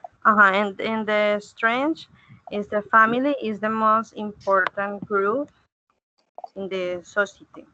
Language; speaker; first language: English; non-native, learner; Spanish